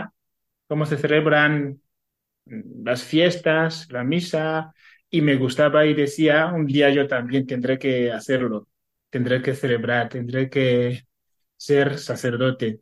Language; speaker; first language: Spanish; non-native, fluent; Kinyarwanda